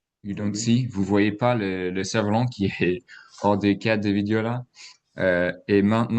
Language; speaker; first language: French; non-native, fluent; English